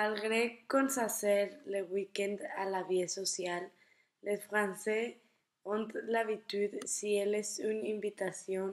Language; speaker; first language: French; non-native, learner; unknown